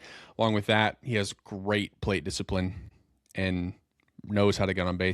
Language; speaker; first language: English; native; English